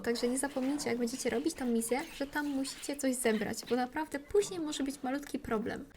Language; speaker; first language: Polish; native; Polish